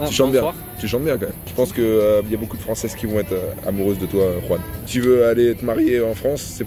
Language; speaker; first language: French; native; French